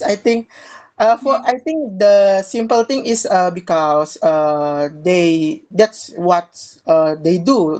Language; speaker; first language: English; non-native, learner; Indonesian